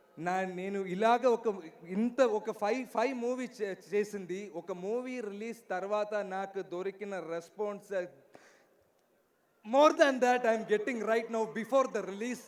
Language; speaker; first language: Telugu; non-native, learner; Malayalam